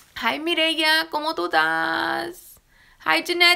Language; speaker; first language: Spanish; early bilingual, heritage; Spanish